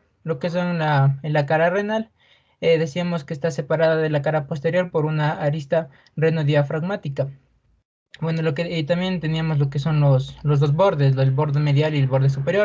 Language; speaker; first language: Spanish; native; Spanish